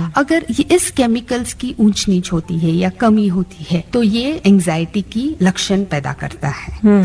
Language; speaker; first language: Hindi; non-native, local second language; Marathi